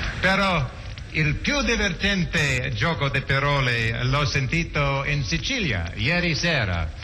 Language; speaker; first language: Italian; non-native, learner; English